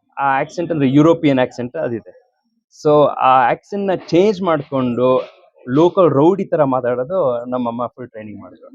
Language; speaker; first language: Kannada; early bilingual, heritage; Kannada